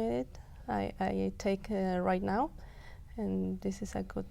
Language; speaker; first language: English; non-native, local second language; Spanish